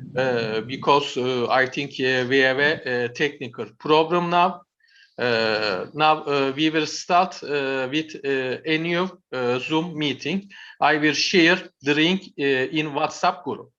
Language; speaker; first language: English; non-native, learner; Turkish